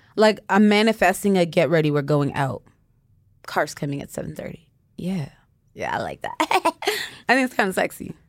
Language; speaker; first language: English; non-native, fluent; French